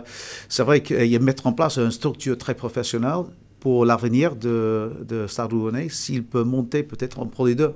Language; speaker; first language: French; non-native, fluent; English